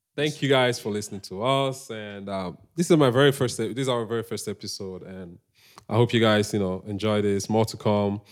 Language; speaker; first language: English; non-native, local second language; Igbo